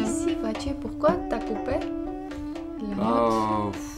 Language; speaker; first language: French; non-native, learner; Armenian